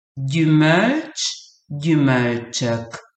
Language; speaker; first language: Hungarian; early bilingual, heritage; Hungarian